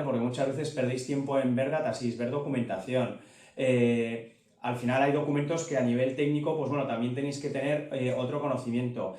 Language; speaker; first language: Spanish; native; Spanish